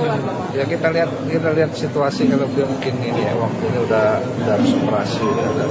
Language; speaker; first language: Indonesian; native; Indonesian